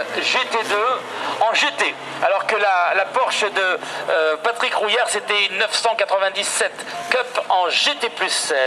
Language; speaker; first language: French; native; French